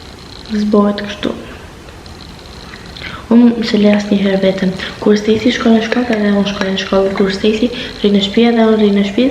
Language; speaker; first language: Albanian; early bilingual, heritage; Albanian